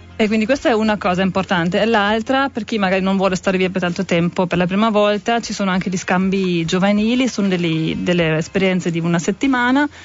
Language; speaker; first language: Italian; non-native, fluent; German